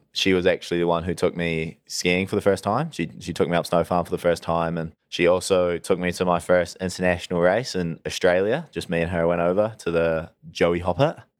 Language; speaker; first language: English; native; English